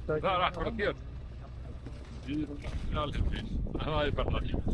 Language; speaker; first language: Icelandic; native; Icelandic